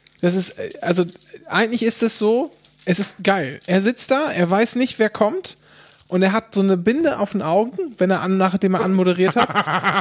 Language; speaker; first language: German; native; German